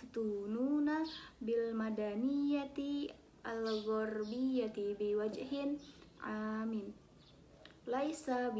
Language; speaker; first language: Arabic; non-native, learner; Indonesian